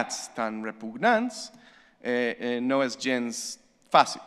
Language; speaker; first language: Catalan; non-native, fluent; English